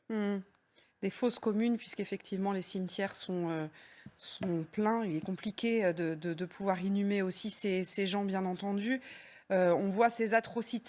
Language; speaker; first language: French; native; French